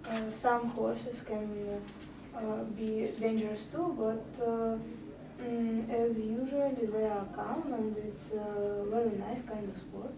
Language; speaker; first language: English; non-native, learner; Russian